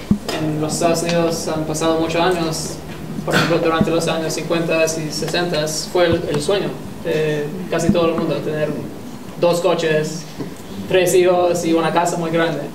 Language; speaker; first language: Spanish; non-native, fluent; English